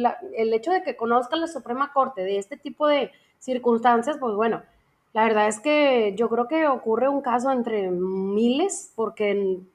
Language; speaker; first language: Spanish; native; Spanish